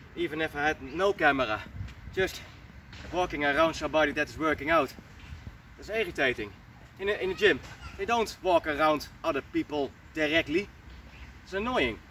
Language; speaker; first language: English; non-native, fluent; Dutch